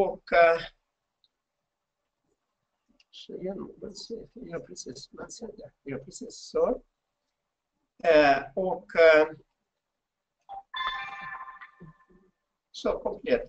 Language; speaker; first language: Swedish; non-native, fluent; Russian